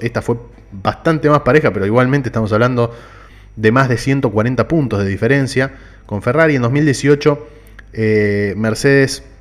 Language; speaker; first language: Spanish; native; Spanish